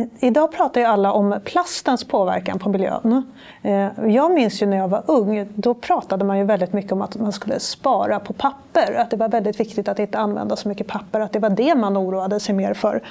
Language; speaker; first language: Swedish; native; Swedish